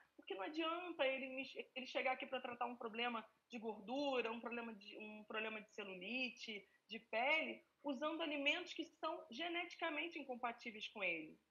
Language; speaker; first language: Portuguese; native; Portuguese